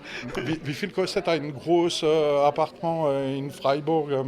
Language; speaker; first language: German; non-native, learner; French